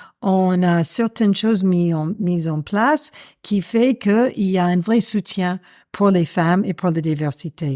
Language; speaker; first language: French; non-native, fluent; English